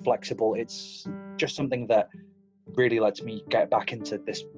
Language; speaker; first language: English; native; English